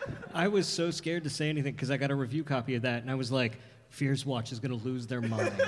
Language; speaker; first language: English; native; English